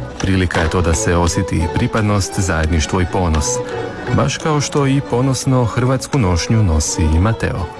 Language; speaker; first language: Croatian; native; Croatian